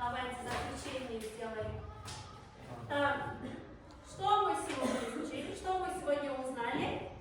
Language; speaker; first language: Russian; non-native, local second language; Kyrgyz